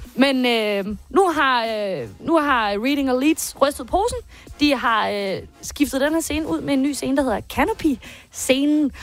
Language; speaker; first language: Danish; native; Danish